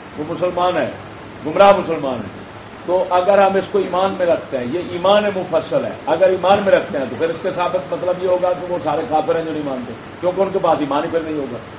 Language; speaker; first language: Urdu; non-native, local second language; Punjabi